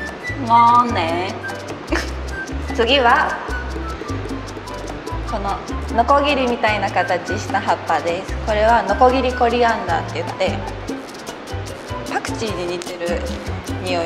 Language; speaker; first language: Vietnamese; non-native, learner; Japanese